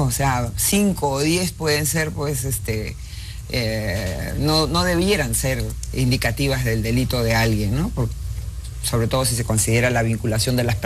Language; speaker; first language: Spanish; native; Spanish